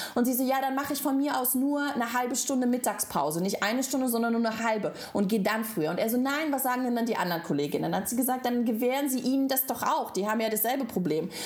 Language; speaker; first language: German; non-native, fluent; Russian